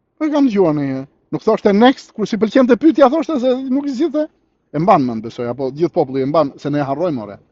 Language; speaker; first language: Albanian; early bilingual, heritage; Albanian